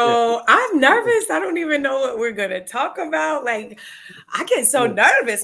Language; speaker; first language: English; native; English